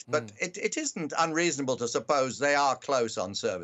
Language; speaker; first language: English; native; English